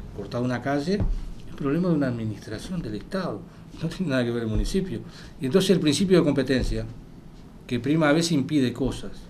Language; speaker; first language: Spanish; native; Spanish